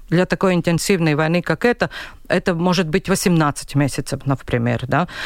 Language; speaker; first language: Russian; non-native, local second language; Latvian